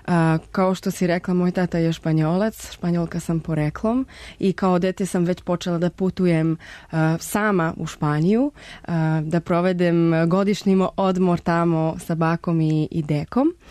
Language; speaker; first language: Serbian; non-native, fluent; Spanish